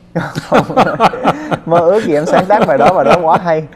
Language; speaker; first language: Vietnamese; early bilingual, other home language; English